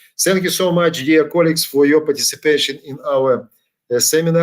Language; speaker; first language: English; non-native, learner; Ukrainian